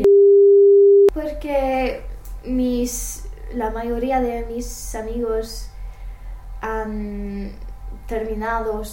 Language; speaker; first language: Spanish; non-native, learner; English